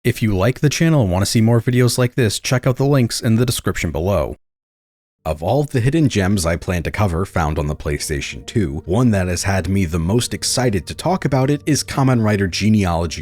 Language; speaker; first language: English; native; English